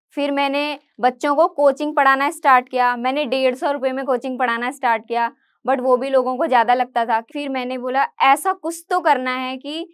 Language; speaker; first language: Hindi; native; Hindi